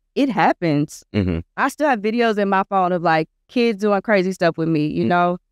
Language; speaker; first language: English; native; English